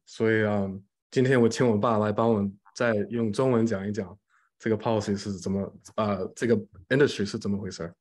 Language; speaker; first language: Chinese; early bilingual, other home language; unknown